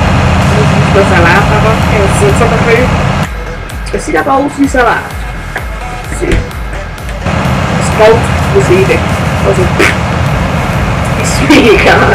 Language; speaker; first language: German; native; German